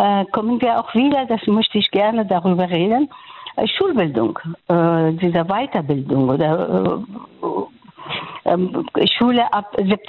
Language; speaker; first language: German; non-native, fluent; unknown